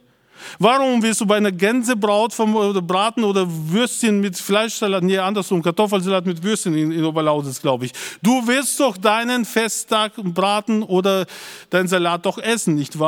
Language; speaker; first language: German; native; German